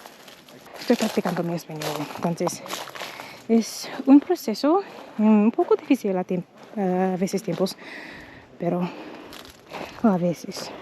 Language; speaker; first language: Spanish; non-native, learner; English